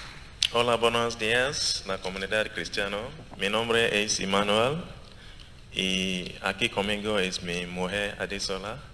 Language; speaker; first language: Spanish; non-native, learner; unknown